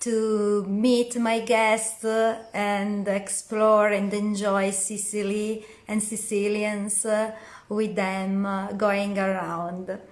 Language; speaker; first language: English; non-native, fluent; Italian